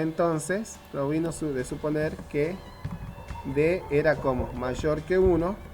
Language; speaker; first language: Spanish; native; Spanish